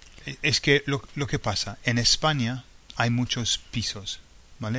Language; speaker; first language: Spanish; non-native, fluent; English